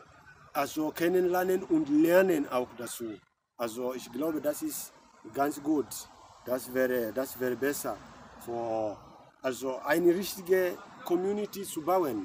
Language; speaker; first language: German; non-native, learner; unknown